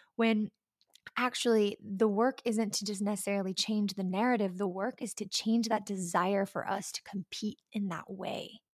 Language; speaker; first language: English; native; English